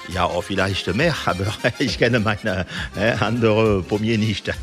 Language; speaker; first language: German; non-native, fluent; French